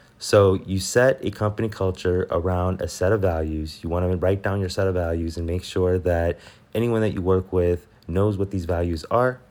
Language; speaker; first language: English; early bilingual, other home language; Spanish